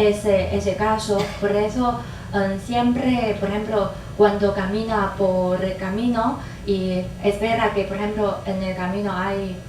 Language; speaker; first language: Spanish; non-native, fluent; Chinese